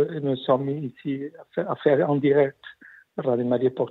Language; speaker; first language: French; non-native, learner; Portuguese